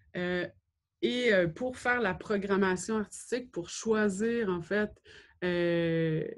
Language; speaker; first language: French; native; French